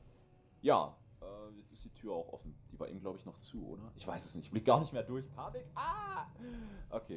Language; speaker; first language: German; native; German